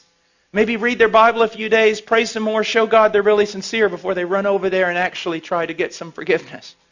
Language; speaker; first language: English; native; English